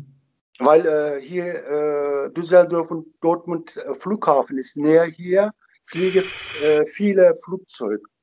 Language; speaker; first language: German; non-native, learner; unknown